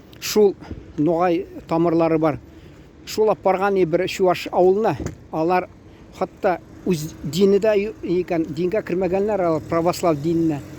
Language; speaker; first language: Tatar; native; Tatar